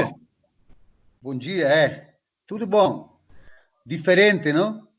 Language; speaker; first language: Portuguese; non-native, fluent; Spanish